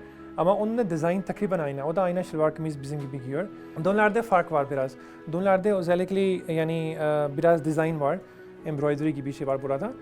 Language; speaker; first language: Turkish; non-native, fluent; Urdu